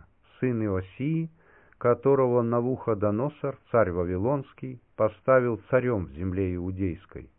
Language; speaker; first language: Russian; native; Russian